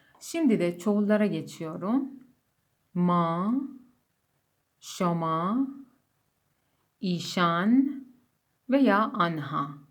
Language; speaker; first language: Turkish; non-native, fluent; Persian